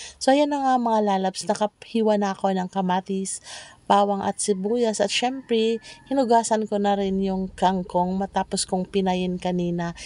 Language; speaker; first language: Filipino; non-native, local second language; Cebuano